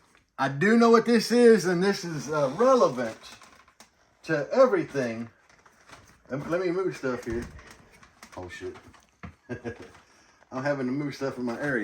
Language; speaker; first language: English; native; English